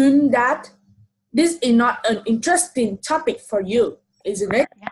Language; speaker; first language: English; non-native, fluent; Vietnamese